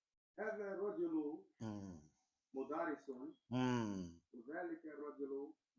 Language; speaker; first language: Arabic; non-native, learner; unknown